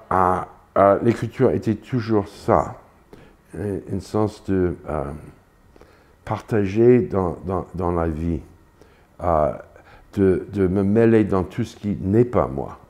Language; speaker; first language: French; non-native, fluent; English